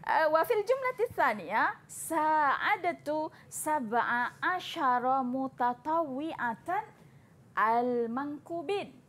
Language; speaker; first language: Arabic; non-native, fluent; Malay